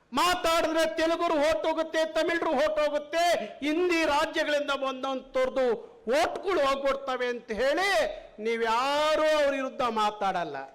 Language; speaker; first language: Kannada; native; Kannada